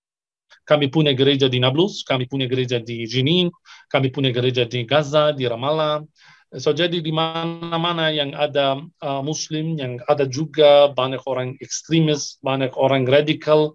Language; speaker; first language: Indonesian; non-native, fluent; Arabic